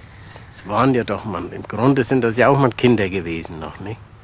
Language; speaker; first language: German; native; German